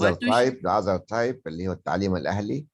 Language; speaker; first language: Arabic; native; Arabic